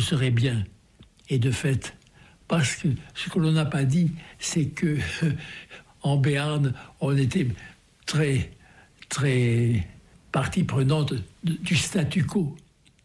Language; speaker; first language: French; native; French